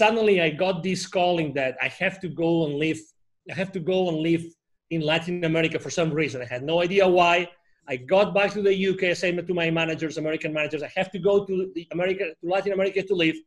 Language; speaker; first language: English; non-native, fluent; Spanish